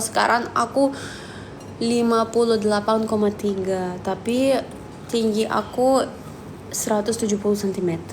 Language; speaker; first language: Indonesian; non-native, fluent; Russian